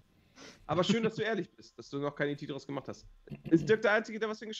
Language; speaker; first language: German; native; German